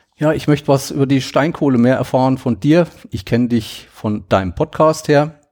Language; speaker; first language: German; native; German